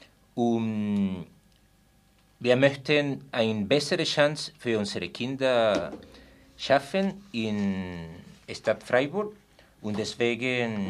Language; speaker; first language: German; non-native, learner; Spanish